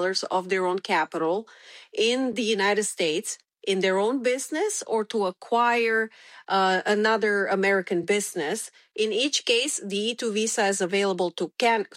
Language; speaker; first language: English; non-native, fluent; Romanian